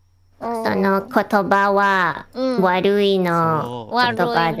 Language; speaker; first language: Japanese; non-native, learner; English